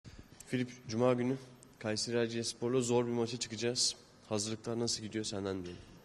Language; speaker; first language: Turkish; native; Turkish